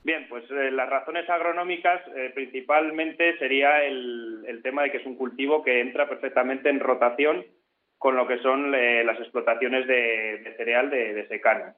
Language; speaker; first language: Spanish; native; Spanish